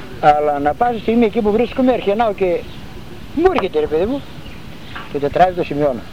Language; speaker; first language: Greek; native; Greek